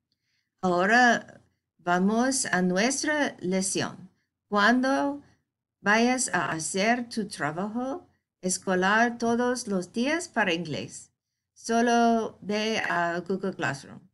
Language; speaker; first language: Spanish; non-native, fluent; English